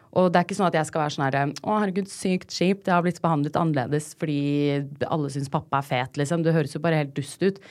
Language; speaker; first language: Norwegian; native; Norwegian